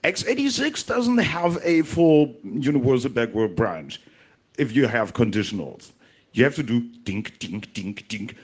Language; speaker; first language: English; non-native, fluent; German